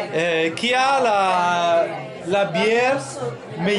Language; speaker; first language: French; non-native, fluent; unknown